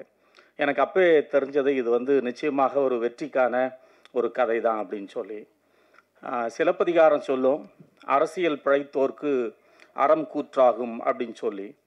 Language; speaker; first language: Tamil; native; Tamil